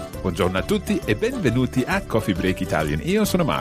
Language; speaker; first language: Italian; non-native, fluent; English